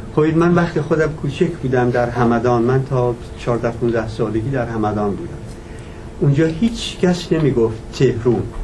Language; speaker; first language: Persian; native; Persian